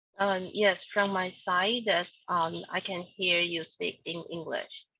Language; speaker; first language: English; non-native, learner; Chinese